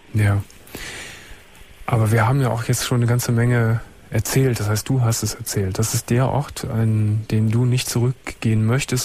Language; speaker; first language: German; native; German